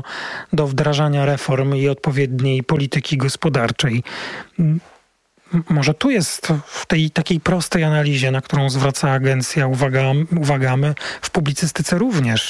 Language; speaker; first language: Polish; native; Polish